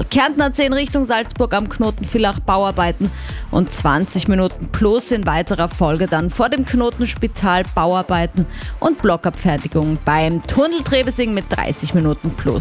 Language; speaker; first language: German; native; German